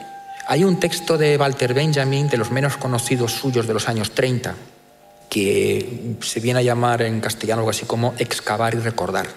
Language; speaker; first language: Spanish; native; Spanish